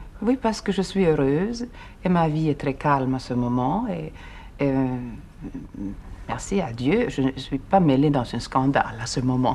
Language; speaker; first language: French; non-native, fluent; Swedish